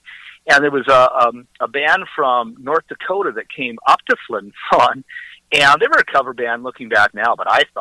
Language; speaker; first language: English; native; English